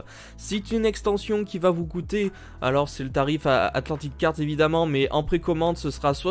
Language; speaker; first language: French; native; French